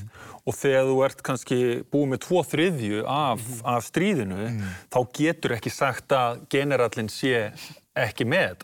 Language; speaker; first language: Icelandic; native; Icelandic